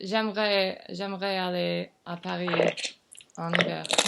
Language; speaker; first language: French; non-native, learner; English